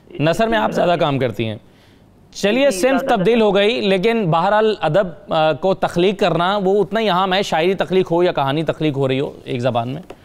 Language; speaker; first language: Urdu; native; Urdu